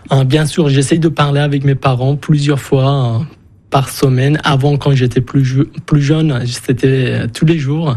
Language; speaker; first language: French; non-native, fluent; Persian